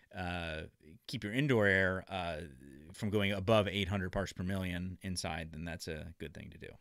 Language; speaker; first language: English; native; English